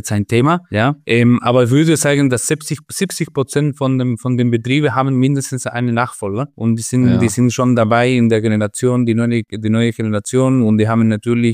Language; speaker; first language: German; non-native, fluent; Spanish